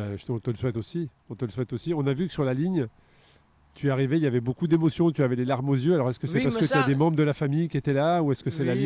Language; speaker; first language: French; native; French